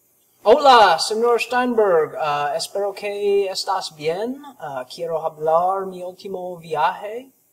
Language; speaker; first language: Spanish; non-native, learner; English